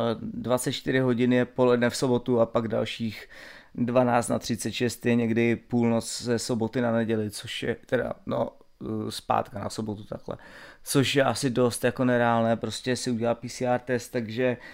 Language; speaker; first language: Czech; native; Czech